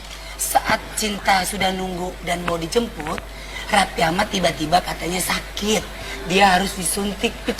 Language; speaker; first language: Indonesian; native; Indonesian